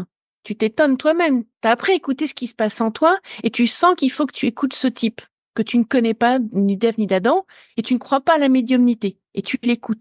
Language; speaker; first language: French; native; French